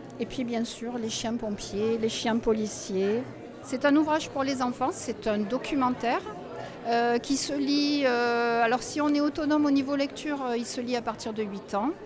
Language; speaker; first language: French; native; French